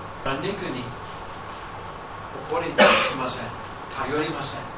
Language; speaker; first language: Japanese; non-native, fluent; English